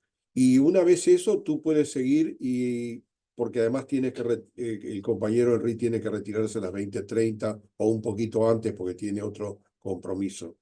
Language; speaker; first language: Spanish; native; Spanish